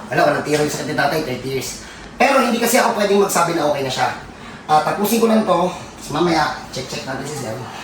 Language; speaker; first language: Filipino; native; Filipino